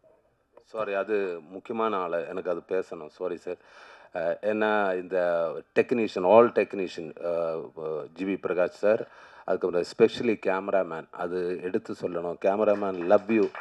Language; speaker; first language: Tamil; non-native, learner; Malayalam